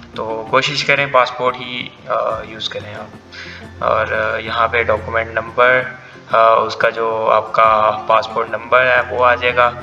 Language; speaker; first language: Urdu; non-native, local second language; Punjabi